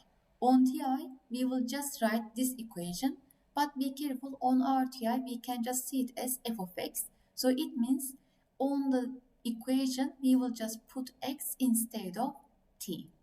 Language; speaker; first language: English; non-native, fluent; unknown